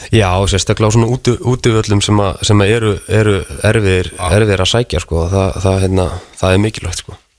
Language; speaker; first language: Icelandic; non-native, fluent; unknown